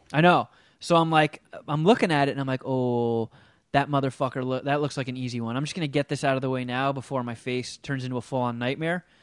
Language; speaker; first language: English; native; English